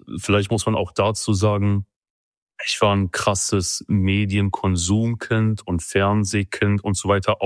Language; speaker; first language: German; early bilingual, other home language; Kurdish